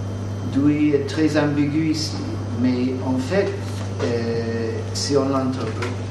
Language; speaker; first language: French; non-native, fluent; English